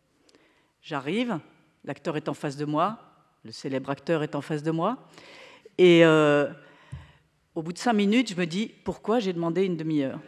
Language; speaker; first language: French; native; French